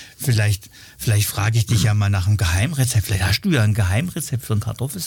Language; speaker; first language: German; native; German